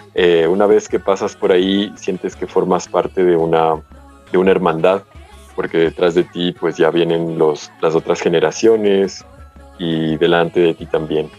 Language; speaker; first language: Spanish; early bilingual, heritage; Spanish